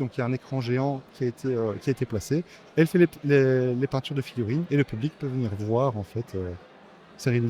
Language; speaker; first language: French; native; French